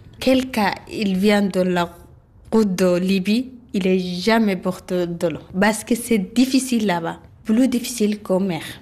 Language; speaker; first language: French; non-native, learner; Arabic